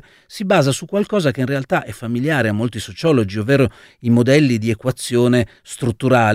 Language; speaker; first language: Italian; native; Italian